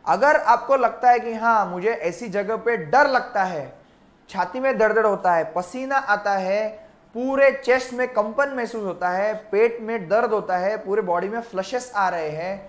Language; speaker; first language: Hindi; non-native, local second language; Marathi